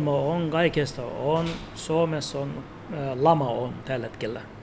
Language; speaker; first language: Finnish; non-native, learner; Turkish